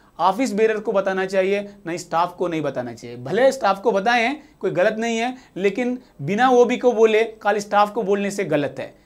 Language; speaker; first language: Hindi; non-native, local second language; Telugu